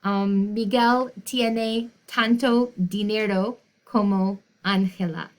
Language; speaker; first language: Spanish; non-native, fluent; English